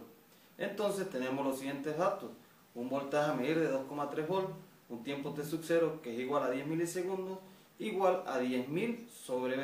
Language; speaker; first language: Spanish; native; Spanish